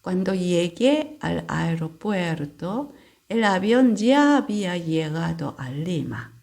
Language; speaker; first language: Spanish; non-native, fluent; Korean